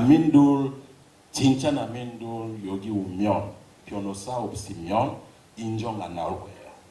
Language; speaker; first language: Korean; non-native, learner; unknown